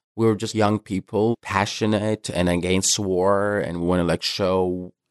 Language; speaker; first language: English; non-native, fluent; Arabic